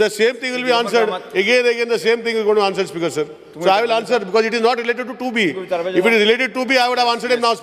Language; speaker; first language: English; non-native, local second language; Konkani